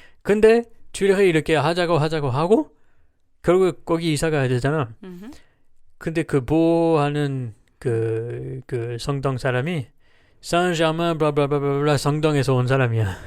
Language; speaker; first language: Korean; non-native, learner; French